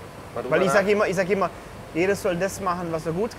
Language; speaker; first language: German; early bilingual, other home language; Polish